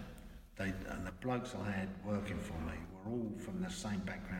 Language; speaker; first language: English; native; English